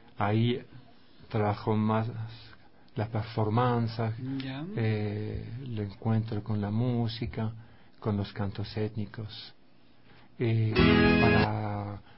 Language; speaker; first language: Spanish; non-native, fluent; French